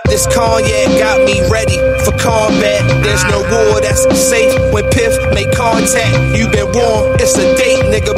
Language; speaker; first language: English; native; English